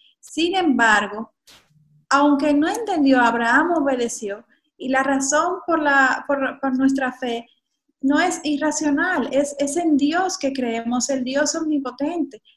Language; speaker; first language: Spanish; native; Spanish